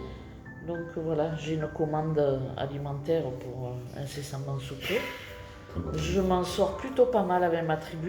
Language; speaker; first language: French; native; French